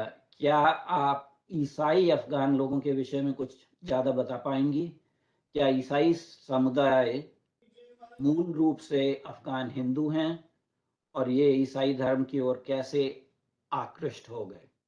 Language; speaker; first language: Hindi; native; Hindi